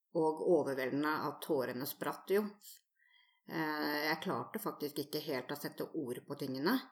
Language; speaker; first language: Norwegian; native; Norwegian